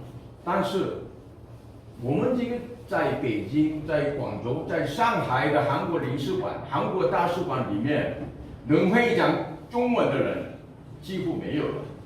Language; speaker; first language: Chinese; non-native, fluent; Korean